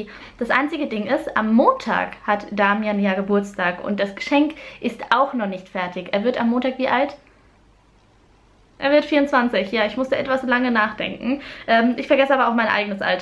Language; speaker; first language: German; native; German